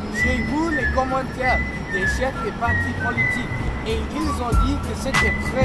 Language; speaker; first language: French; non-native, learner; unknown